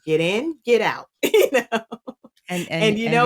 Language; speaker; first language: English; native; English